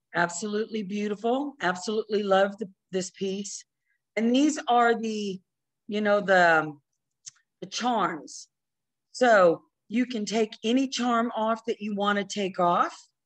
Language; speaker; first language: English; native; English